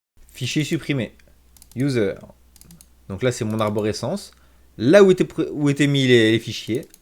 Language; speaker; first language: French; native; French